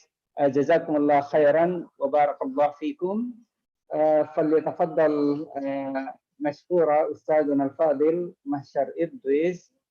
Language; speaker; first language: Arabic; non-native, fluent; Indonesian